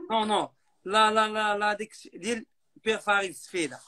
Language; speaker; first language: Italian; non-native, learner; Arabic